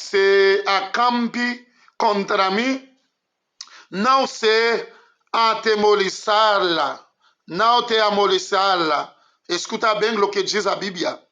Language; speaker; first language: Portuguese; non-native, learner; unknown